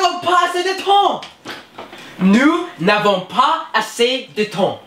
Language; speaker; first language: French; non-native, learner; English